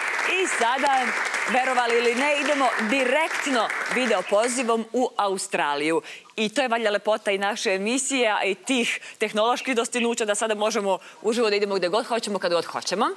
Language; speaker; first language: Serbian; native; Serbian